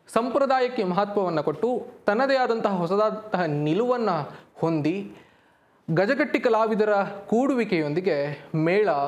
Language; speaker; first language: Kannada; native; Kannada